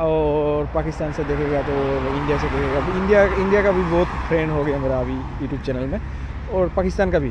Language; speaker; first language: Hindi; non-native, learner; Bangla